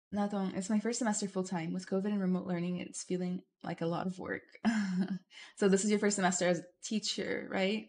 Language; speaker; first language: English; non-native, fluent; Portuguese